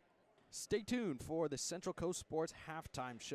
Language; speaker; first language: English; native; English